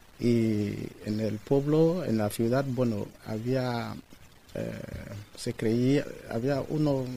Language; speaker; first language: Spanish; non-native, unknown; Akan